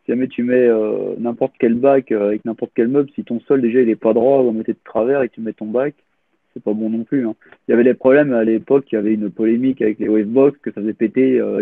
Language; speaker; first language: French; native; French